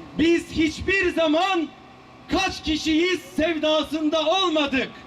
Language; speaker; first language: Turkish; native; Turkish